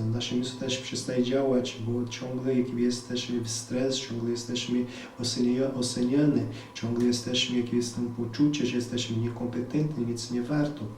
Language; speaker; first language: Polish; non-native, fluent; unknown